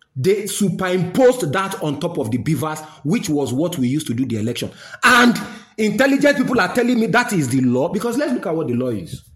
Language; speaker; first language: English; non-native, local second language; Yoruba